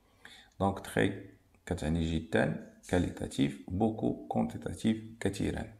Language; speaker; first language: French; non-native, local second language; Arabic